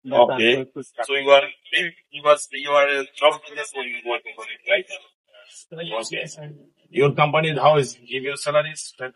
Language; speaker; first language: English; non-native, learner; Bangla